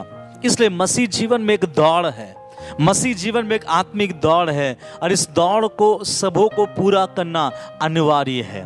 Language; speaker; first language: Hindi; non-native, local second language; Bangla